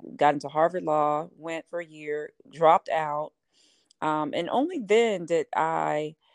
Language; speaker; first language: English; native; English